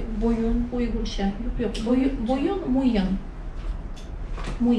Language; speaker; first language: Turkish; non-native, learner; Tatar